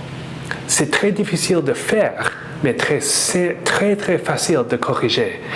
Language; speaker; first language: French; non-native, fluent; English